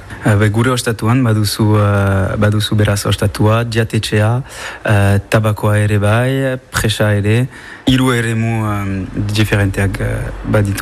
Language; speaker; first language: Basque; non-native, local second language; French